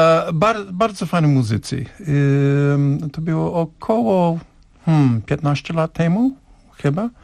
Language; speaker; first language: Polish; non-native, learner; English